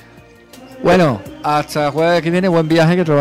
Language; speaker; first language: Spanish; native; Spanish